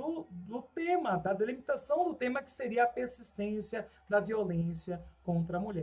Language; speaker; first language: Portuguese; native; Portuguese